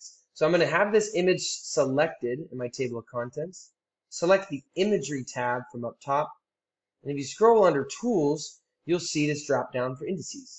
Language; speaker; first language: English; native; English